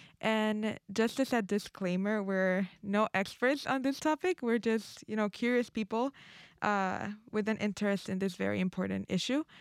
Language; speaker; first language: English; non-native, fluent; Spanish